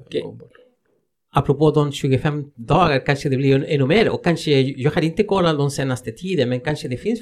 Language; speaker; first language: Swedish; non-native, fluent; Spanish